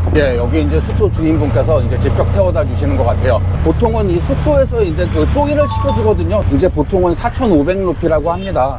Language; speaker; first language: Korean; native; Korean